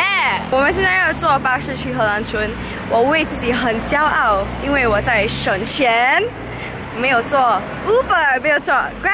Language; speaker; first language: Chinese; non-native, local second language; English